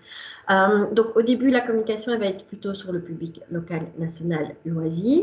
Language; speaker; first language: French; native; French